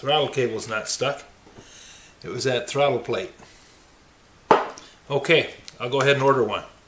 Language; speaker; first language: English; native; English